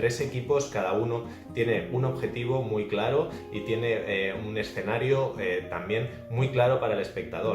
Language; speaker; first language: Spanish; native; Spanish